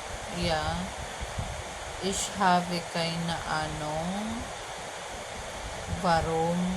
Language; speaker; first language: German; non-native, learner; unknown